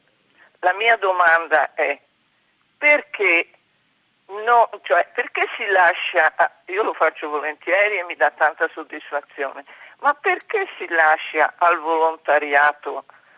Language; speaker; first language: Italian; native; Italian